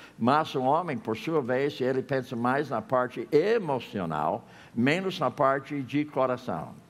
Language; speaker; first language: Portuguese; non-native, fluent; English